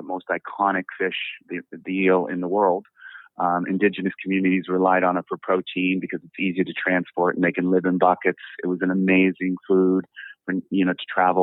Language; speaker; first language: English; native; English